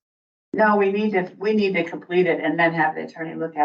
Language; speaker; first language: English; native; English